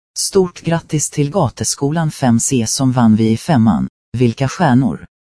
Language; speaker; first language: Swedish; native; Swedish